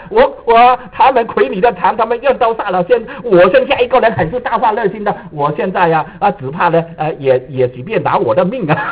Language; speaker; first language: Chinese; native; Chinese